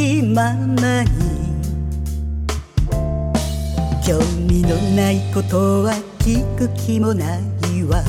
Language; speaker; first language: Japanese; native; Japanese